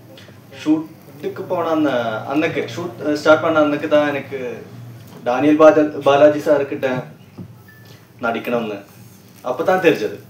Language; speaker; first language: Tamil; non-native, fluent; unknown